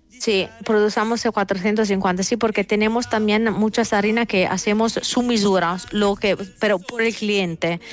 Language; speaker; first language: Spanish; non-native, fluent; Italian